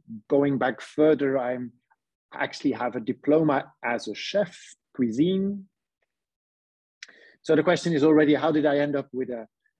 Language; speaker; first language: English; non-native, fluent; Dutch